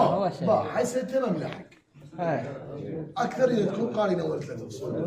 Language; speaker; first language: Arabic; native; Arabic